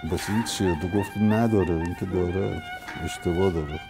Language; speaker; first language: Greek; non-native, learner; Persian